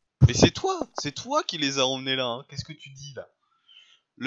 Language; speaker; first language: French; native; French